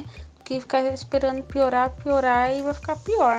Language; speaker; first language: Portuguese; native; Portuguese